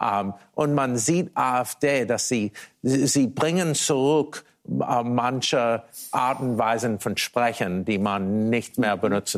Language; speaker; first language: German; non-native, fluent; English